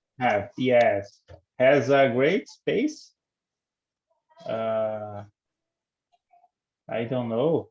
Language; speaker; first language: English; non-native, learner; Portuguese